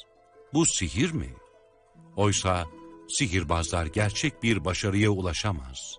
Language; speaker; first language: Turkish; native; Turkish